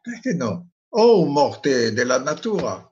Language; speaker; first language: Italian; non-native, fluent; French